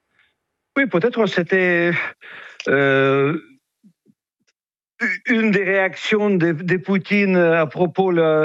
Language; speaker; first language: French; non-native, fluent; Russian